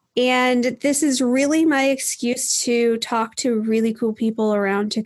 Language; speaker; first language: English; native; English